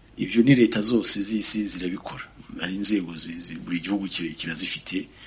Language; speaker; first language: Kinyarwanda; native; Kinyarwanda